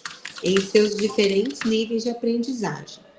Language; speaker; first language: Portuguese; native; Portuguese